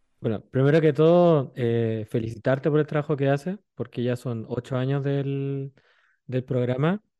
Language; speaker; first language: Spanish; native; Spanish